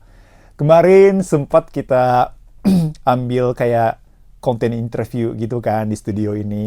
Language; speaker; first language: Indonesian; non-native, fluent; Japanese